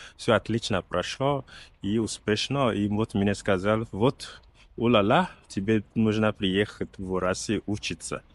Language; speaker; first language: Russian; non-native, learner; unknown